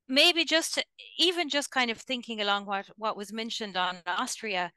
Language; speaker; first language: English; native; English